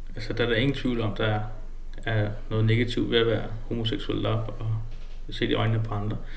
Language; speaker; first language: Danish; early bilingual, other home language; Kalaallisut